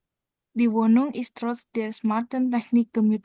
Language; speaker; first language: German; non-native, learner; Indonesian